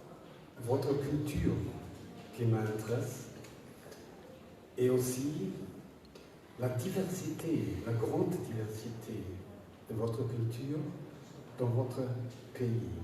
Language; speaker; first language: French; non-native, learner; German